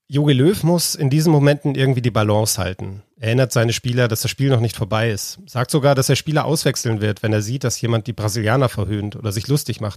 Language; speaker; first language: German; native; German